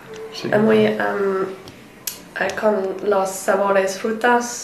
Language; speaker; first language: Spanish; non-native, learner; English